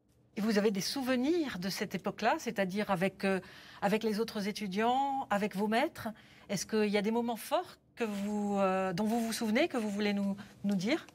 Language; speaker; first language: French; native; French